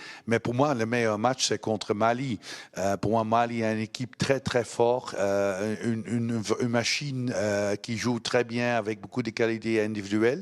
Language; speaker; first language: French; non-native, learner; Dutch